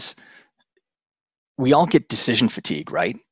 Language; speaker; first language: English; native; English